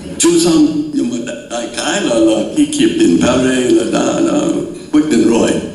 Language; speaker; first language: Vietnamese; non-native, fluent; English